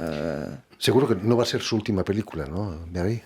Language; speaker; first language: Spanish; native; Spanish